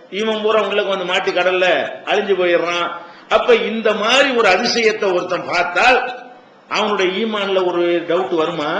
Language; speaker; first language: Tamil; native; Tamil